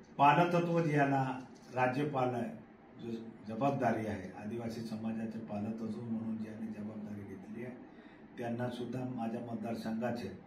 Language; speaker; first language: Marathi; non-native, local second language; Bhili